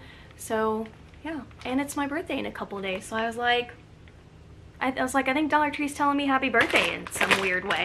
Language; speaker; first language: English; native; English